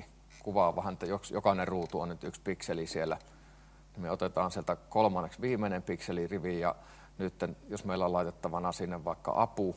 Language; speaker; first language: Finnish; native; Finnish